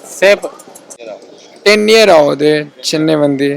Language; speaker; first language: Tamil; non-native, local second language; Hindi